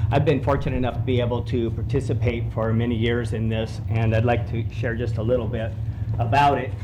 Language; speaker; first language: English; native; English